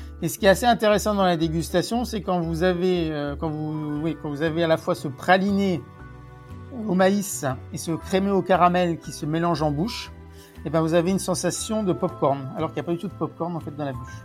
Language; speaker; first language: French; native; French